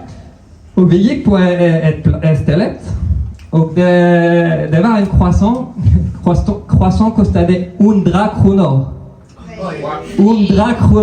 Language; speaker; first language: Swedish; non-native, fluent; French